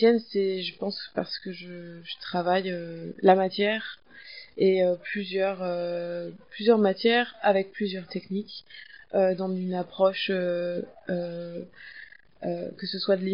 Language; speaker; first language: French; native; French